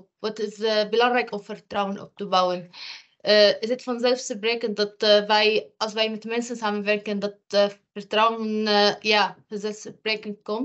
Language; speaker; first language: Dutch; non-native, fluent; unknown